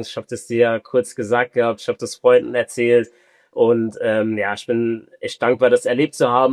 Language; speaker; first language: German; early bilingual, other home language; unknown